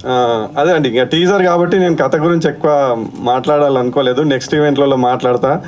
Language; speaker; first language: Telugu; native; Telugu